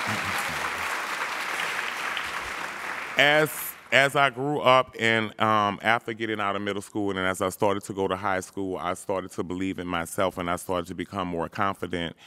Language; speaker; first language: English; native; English